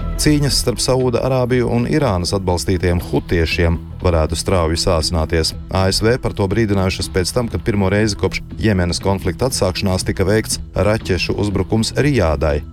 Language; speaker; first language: Latvian; native; Latvian